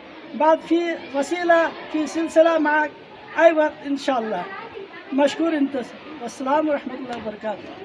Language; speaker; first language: Arabic; non-native, learner; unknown